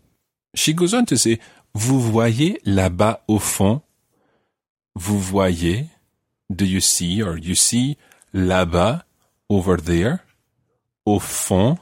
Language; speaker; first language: French; non-native, fluent; English